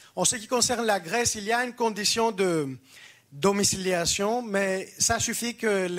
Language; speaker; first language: French; non-native, fluent; Greek